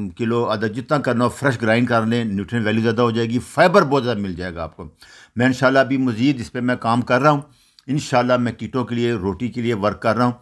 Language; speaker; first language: Urdu; non-native, local second language; Punjabi